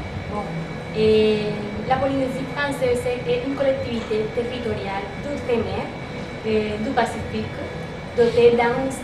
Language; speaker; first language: French; non-native, learner; Spanish